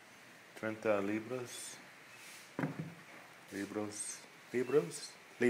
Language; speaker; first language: Spanish; non-native, learner; English